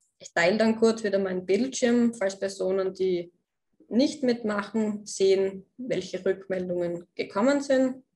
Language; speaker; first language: German; native; German